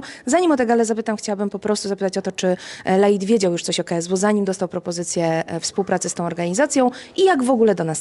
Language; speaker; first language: Polish; native; Polish